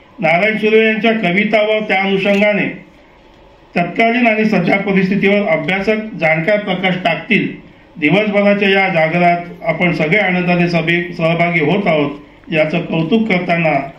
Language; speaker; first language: Marathi; native; Marathi